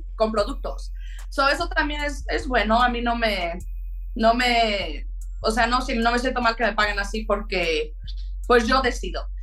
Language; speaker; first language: Spanish; early bilingual, heritage; Spanish